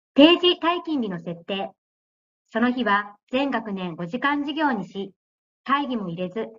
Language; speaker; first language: Japanese; native; Japanese